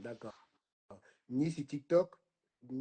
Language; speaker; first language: French; native; French